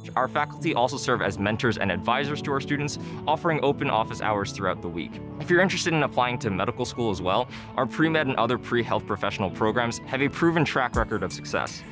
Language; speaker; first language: English; native; English